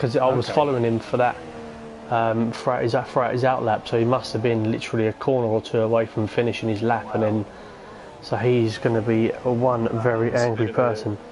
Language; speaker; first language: English; native; English